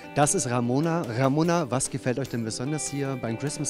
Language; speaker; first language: German; native; German